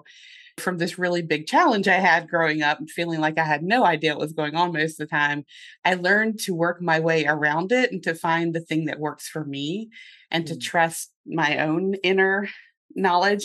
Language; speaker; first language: English; native; English